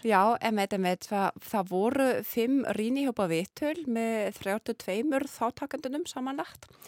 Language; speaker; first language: Icelandic; non-native, fluent; German